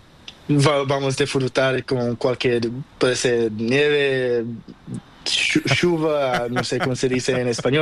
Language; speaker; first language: Spanish; non-native, learner; Portuguese